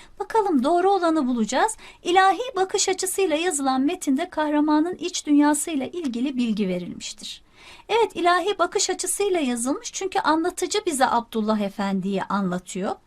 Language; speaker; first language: Turkish; native; Turkish